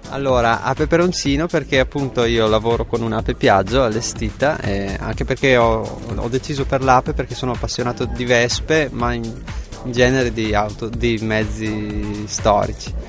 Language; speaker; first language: Italian; native; Italian